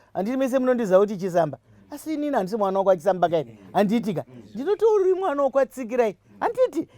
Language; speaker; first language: Shona; native; Shona